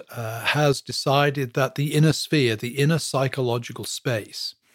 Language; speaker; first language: English; native; English